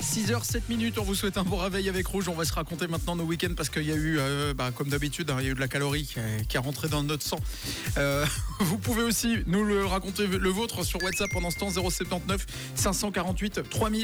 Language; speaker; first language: French; native; French